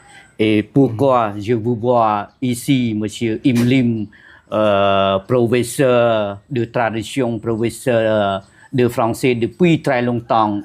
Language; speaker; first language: French; non-native, fluent; Khmer